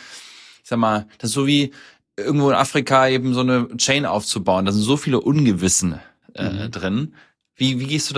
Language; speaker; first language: German; native; German